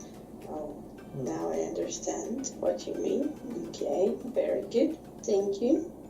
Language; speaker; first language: English; non-native, fluent; Bosnian